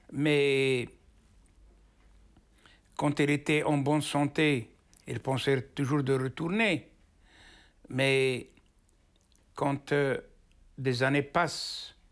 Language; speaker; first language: French; non-native, local second language; Arabic